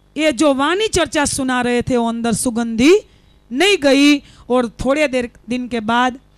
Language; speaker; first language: Hindi; non-native, local second language; Gujarati